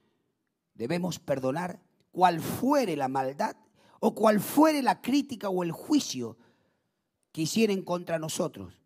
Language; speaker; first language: Spanish; native; Spanish